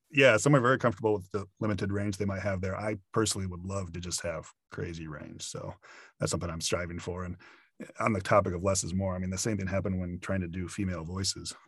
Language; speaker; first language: English; native; English